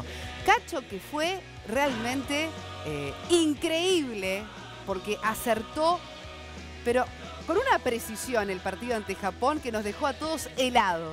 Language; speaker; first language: Spanish; native; Spanish